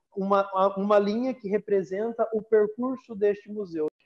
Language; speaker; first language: Portuguese; native; Portuguese